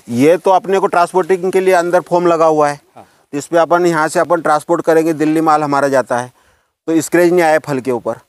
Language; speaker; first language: Hindi; native; Hindi